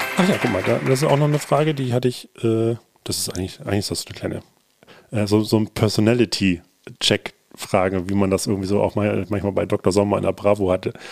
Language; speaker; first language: German; native; German